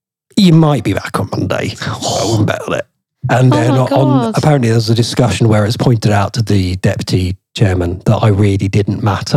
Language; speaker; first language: English; native; English